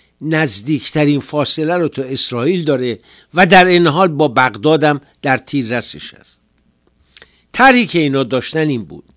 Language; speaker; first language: Persian; native; Persian